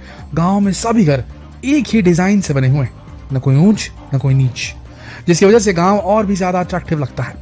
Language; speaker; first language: Hindi; native; Hindi